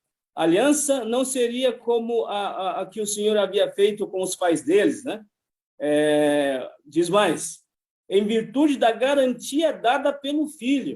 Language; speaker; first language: Portuguese; native; Portuguese